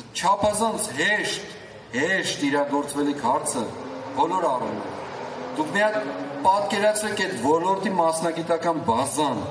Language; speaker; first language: Armenian; native; Armenian